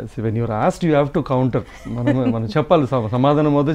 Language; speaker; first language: Telugu; native; Telugu